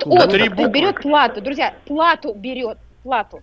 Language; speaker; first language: Russian; native; Russian